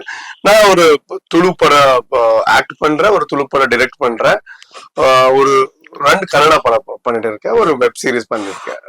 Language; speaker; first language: Tamil; non-native, learner; Tulu